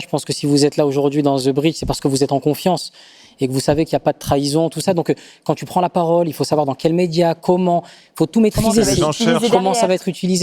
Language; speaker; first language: French; native; French